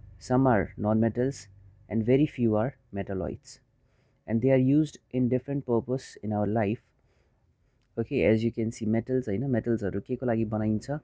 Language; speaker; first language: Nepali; non-native, local second language; Hindi